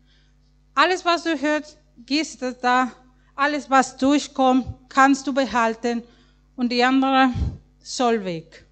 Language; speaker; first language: German; non-native, fluent; Spanish